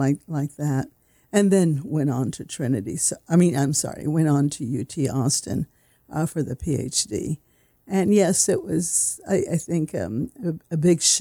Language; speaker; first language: English; native; English